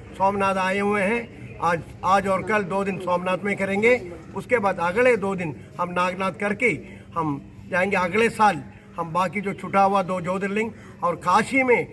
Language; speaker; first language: Hindi; non-native, local second language; Tamil